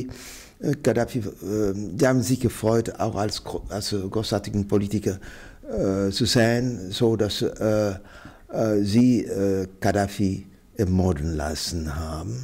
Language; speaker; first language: German; non-native, fluent; Arabic